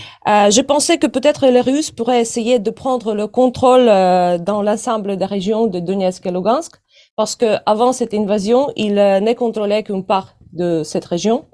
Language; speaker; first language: French; non-native, fluent; Ukrainian